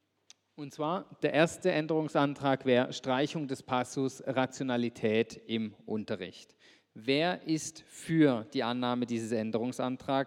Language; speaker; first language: German; native; German